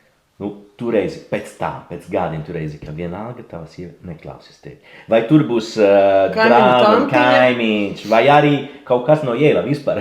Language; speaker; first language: Latvian; non-native, learner; Italian